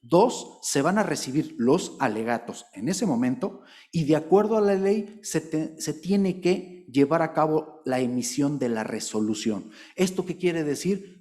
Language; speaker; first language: Spanish; native; Spanish